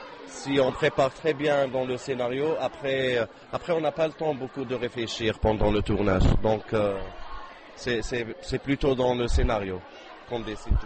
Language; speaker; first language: French; non-native, local second language; Arabic